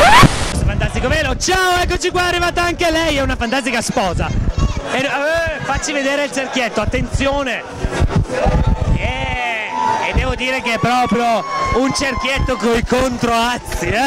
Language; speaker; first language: Italian; native; Italian